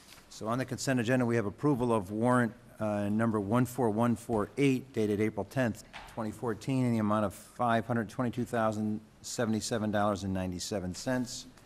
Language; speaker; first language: English; native; English